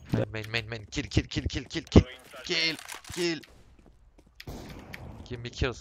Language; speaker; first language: English; non-native, fluent; French